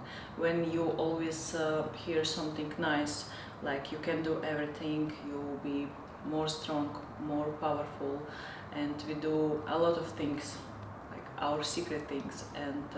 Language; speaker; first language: English; non-native, fluent; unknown